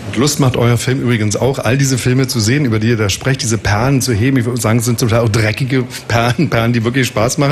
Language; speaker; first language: German; native; German